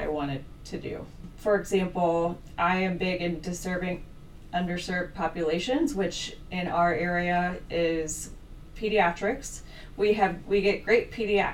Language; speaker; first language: English; native; English